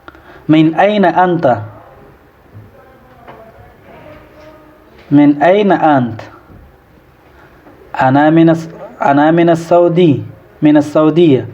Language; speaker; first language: Arabic; non-native, fluent; Pashto